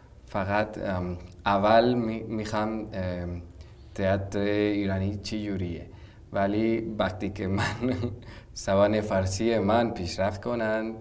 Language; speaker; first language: Persian; non-native, learner; Spanish